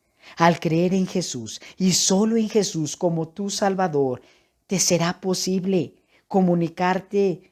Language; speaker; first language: Spanish; native; Spanish